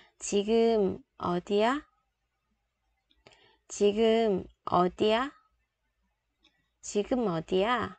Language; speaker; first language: Korean; non-native, fluent; Vietnamese